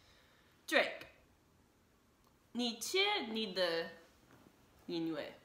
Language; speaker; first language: Chinese; non-native, learner; English